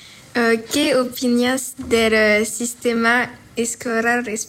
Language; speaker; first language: Spanish; non-native, learner; French